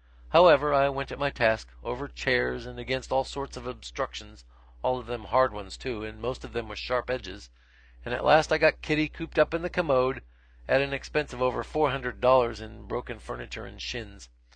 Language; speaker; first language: English; native; English